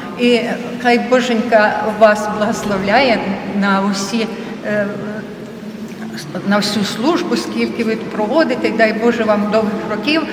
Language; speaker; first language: Ukrainian; non-native, local second language; Russian